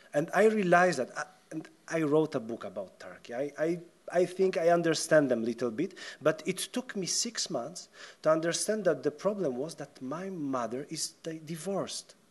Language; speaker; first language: English; non-native, fluent; Polish